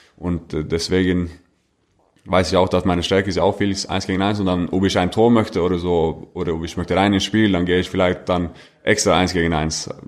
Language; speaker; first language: German; non-native, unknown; Norwegian